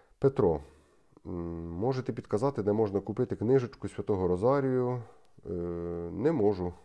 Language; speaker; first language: Ukrainian; native; Ukrainian